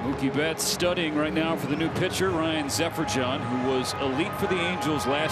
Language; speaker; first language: English; native; English